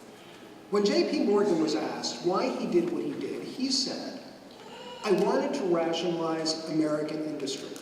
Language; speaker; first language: English; native; English